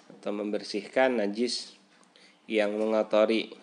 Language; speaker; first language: Indonesian; native; Indonesian